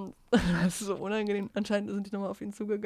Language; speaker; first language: German; native; German